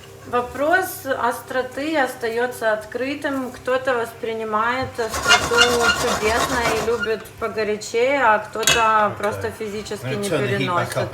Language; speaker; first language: Russian; native; Russian